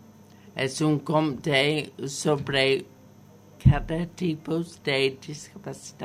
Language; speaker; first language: Catalan; non-native, learner; English